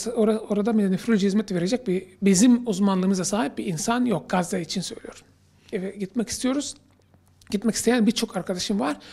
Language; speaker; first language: Turkish; non-native, fluent; Arabic